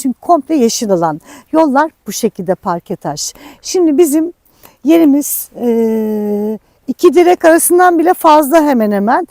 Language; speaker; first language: Turkish; native; Turkish